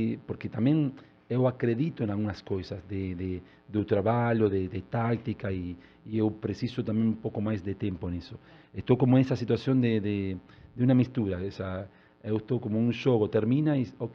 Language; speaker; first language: Portuguese; non-native, learner; Spanish